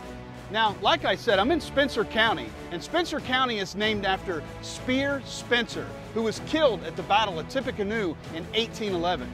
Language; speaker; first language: English; native; English